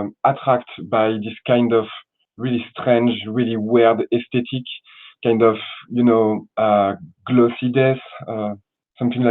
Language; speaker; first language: English; non-native, learner; French